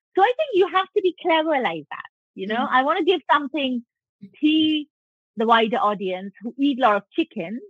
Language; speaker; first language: English; non-native, local second language; Punjabi